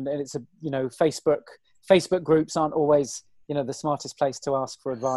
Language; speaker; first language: English; native; English